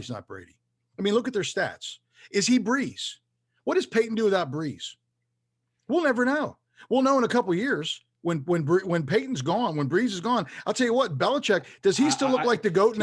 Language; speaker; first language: English; native; English